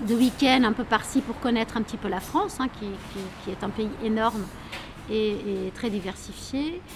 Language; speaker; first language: French; non-native, fluent; Portuguese